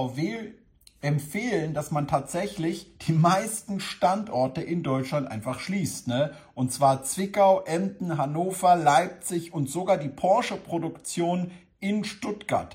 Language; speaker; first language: German; native; German